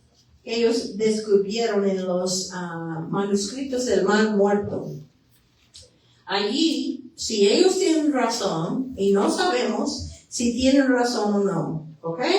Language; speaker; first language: Spanish; non-native, fluent; English